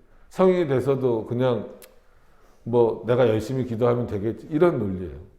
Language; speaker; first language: Korean; native; Korean